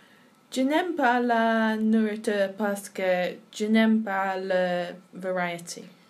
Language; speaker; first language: French; non-native, learner; English